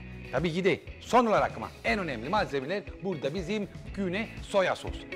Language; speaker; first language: Turkish; non-native, learner; Italian